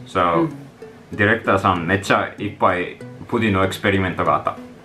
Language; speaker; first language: Japanese; non-native, learner; Finnish